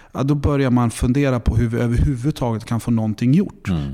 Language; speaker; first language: Swedish; native; Swedish